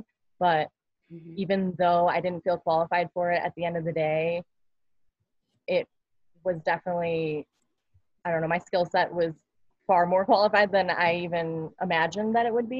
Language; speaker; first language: English; native; English